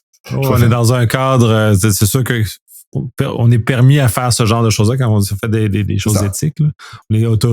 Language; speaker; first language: French; native; French